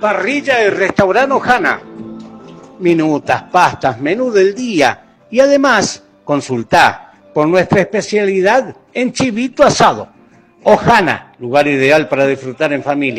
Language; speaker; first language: Spanish; native; Spanish